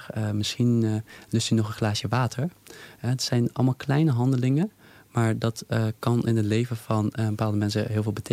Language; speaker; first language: Dutch; native; Dutch